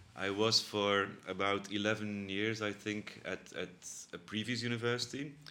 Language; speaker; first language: English; non-native, fluent; Dutch